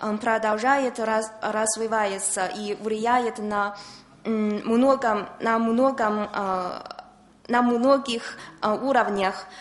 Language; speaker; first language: Russian; non-native, learner; Chinese